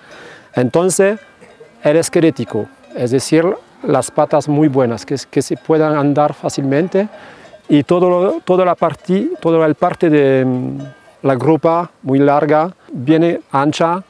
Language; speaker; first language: Spanish; non-native, fluent; French